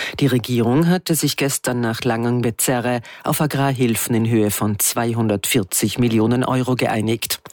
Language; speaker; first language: German; native; German